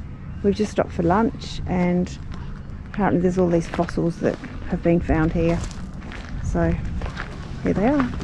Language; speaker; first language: English; native; English